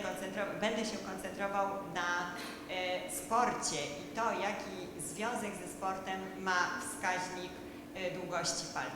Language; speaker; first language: Polish; native; Polish